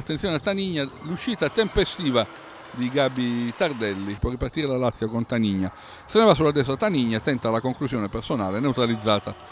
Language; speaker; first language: Italian; native; Italian